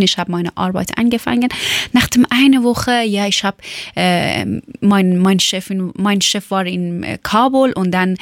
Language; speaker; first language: German; non-native, learner; Persian